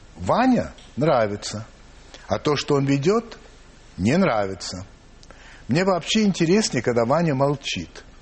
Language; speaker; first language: Russian; early bilingual, heritage; English